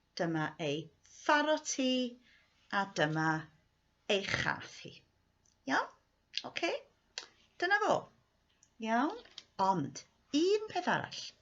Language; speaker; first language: Welsh; native; Welsh